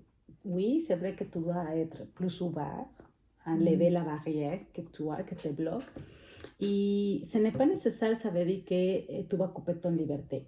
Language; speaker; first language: French; non-native, fluent; Spanish